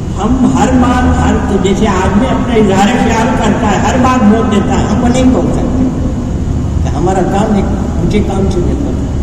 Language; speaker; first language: Urdu; native; Urdu